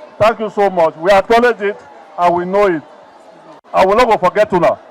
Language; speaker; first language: Nigerian Pidgin; native; Nigerian Pidgin